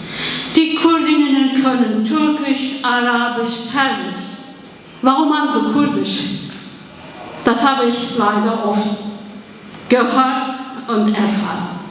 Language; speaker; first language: German; non-native, fluent; Kurdish